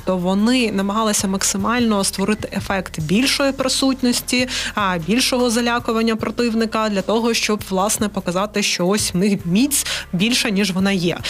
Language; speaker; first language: Ukrainian; native; Ukrainian